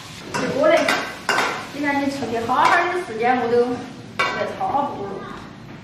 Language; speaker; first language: Chinese; native; Chinese